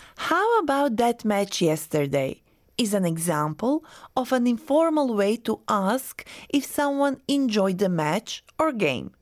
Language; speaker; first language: English; non-native, fluent; Croatian